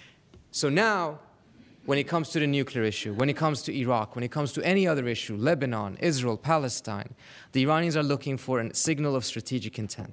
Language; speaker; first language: English; non-native, fluent; Persian